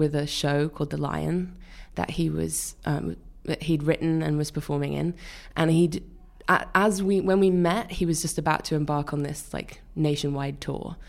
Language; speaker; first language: English; native; English